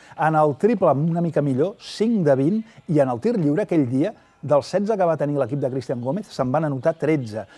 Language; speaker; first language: Catalan; native; Catalan